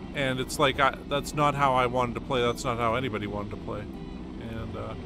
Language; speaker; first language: English; native; English